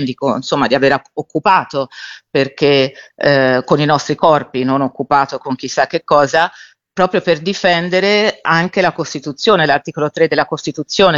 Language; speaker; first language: Italian; native; Italian